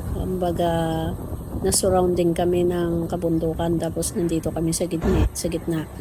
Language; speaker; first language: Filipino; non-native, local second language; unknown